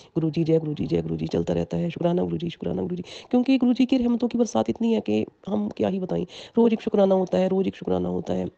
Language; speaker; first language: Hindi; non-native, local second language; Punjabi